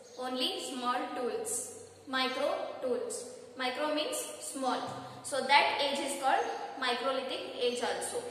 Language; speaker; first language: English; non-native, local second language; Kannada